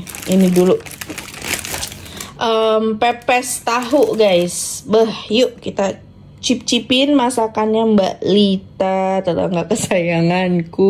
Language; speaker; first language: Indonesian; native; Indonesian